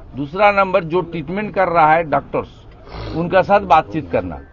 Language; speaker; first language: Hindi; non-native, local second language; Bangla